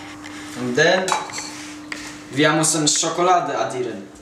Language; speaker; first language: German; non-native, learner; Polish